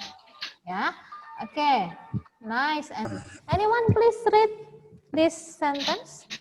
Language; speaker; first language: English; non-native, learner; Indonesian